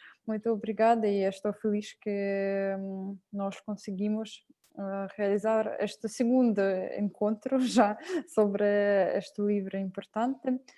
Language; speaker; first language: Portuguese; non-native, fluent; Russian